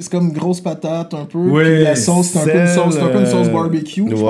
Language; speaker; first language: French; native; French